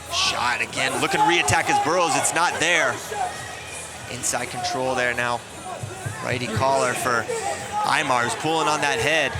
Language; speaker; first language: English; native; English